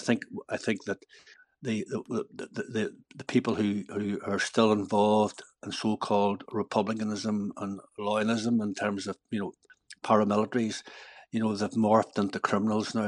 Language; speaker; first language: English; native; English